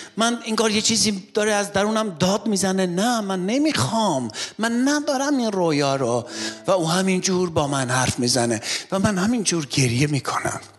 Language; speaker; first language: Persian; non-native, local second language; Armenian